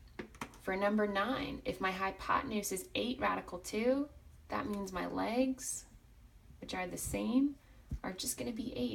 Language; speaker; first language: English; native; English